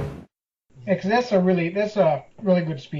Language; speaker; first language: English; native; English